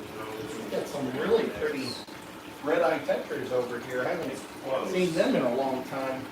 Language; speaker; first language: English; native; English